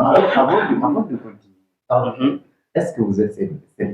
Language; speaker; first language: French; non-native, learner; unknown